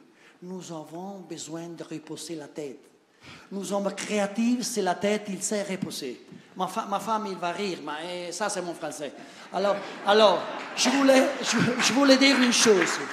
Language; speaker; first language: French; non-native, learner; Italian